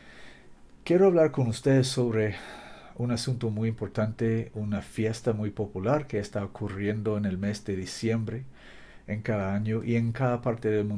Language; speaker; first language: Spanish; non-native, fluent; English